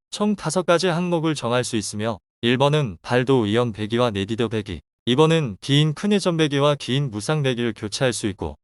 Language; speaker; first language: Korean; native; Korean